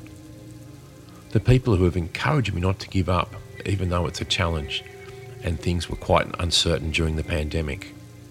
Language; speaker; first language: English; native; English